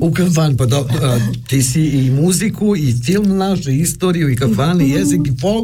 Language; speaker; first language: Serbian; native; Serbian